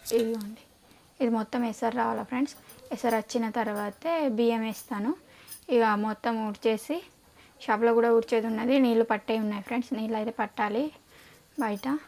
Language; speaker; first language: Telugu; non-native, local second language; Lambadi